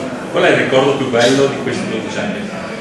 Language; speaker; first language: Italian; native; Italian